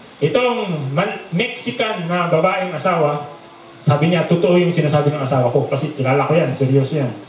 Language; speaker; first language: Filipino; non-native, local second language; Bikol